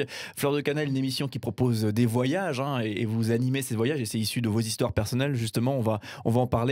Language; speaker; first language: French; native; French